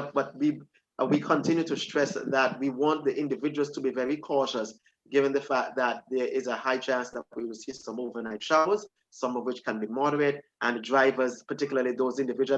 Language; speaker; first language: English; native; English